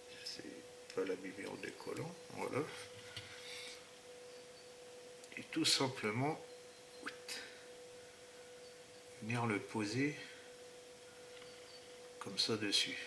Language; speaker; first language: French; native; French